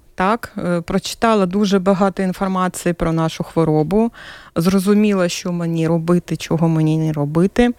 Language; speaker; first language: Ukrainian; native; Ukrainian